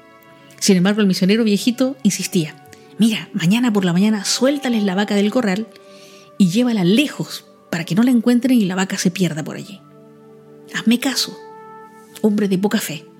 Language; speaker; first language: Spanish; native; Spanish